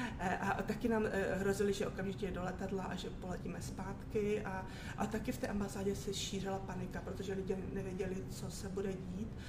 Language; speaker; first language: Czech; native; Czech